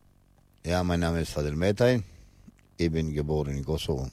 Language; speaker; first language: German; non-native, fluent; Albanian